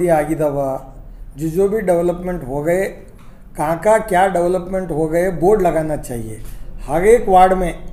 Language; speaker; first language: Hindi; non-native, local second language; Kannada